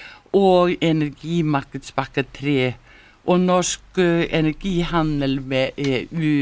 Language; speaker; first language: Norwegian; non-native, learner; Icelandic